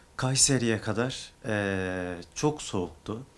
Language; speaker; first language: Turkish; native; Turkish